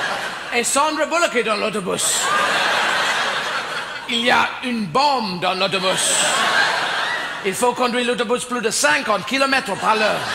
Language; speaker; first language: French; non-native, fluent; English